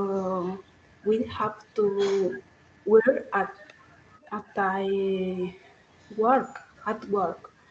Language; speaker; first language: English; non-native, learner; Spanish